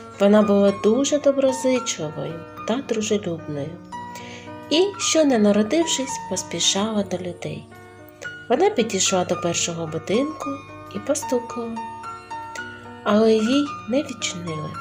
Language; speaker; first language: Ukrainian; native; Ukrainian